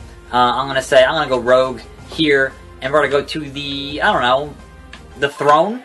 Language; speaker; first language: English; native; English